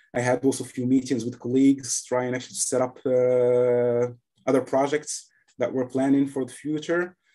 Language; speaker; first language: English; non-native, fluent; Arabic